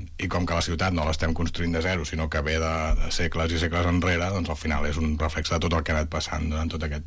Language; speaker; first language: Catalan; native; Catalan